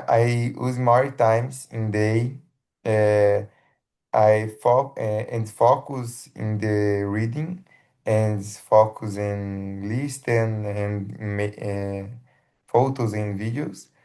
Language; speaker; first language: English; non-native, learner; Portuguese